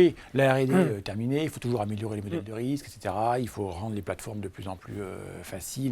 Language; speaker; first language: French; native; French